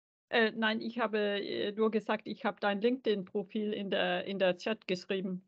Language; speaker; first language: German; non-native, learner; Danish